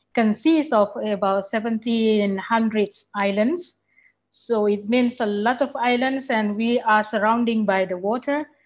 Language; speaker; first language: English; non-native, fluent; Indonesian